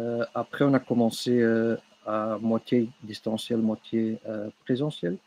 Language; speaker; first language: French; non-native, local second language; Dutch